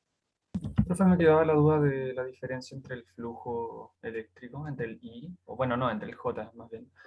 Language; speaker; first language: Spanish; native; Spanish